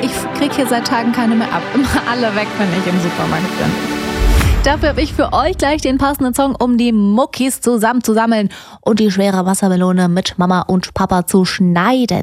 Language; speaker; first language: German; native; German